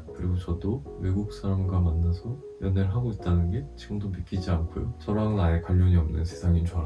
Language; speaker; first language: Korean; native; Korean